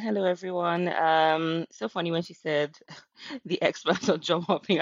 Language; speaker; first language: English; non-native, local second language; Yoruba